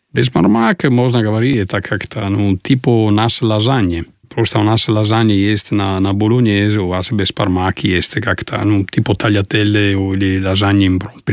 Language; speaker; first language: Russian; non-native, learner; Italian